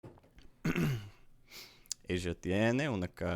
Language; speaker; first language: Spanish; non-native, learner; English